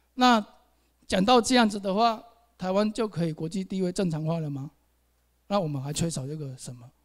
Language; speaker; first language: Chinese; native; Chinese